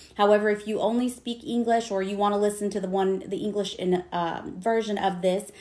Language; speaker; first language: English; early bilingual, other home language; Spanish